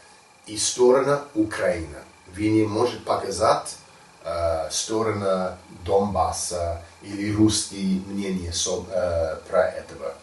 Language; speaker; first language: Russian; non-native, learner; English